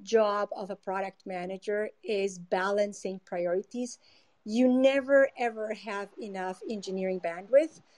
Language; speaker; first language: English; non-native, fluent; Spanish